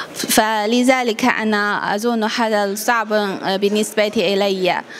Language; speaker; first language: Arabic; non-native, learner; Chinese